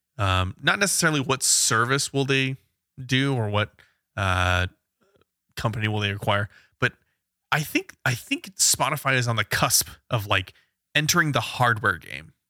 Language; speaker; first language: English; native; English